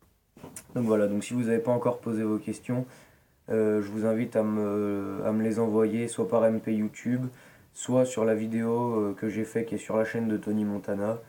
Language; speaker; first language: French; native; French